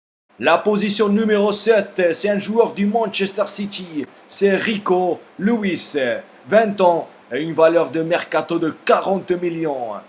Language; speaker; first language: French; non-native, fluent; Spanish